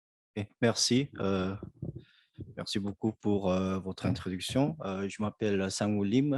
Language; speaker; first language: French; non-native, fluent; Korean